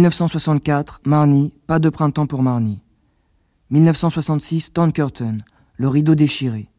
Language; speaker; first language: French; native; French